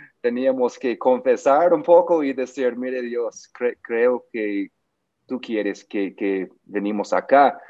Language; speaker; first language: Spanish; non-native, learner; English